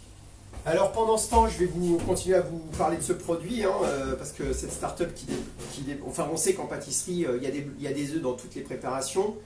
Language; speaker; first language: French; native; French